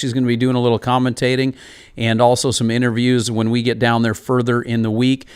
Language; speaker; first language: English; native; English